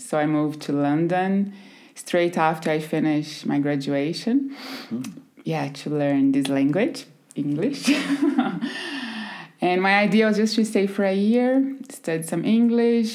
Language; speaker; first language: English; non-native, fluent; Portuguese